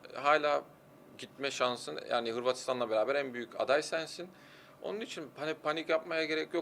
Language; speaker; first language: Turkish; early bilingual, heritage; Turkish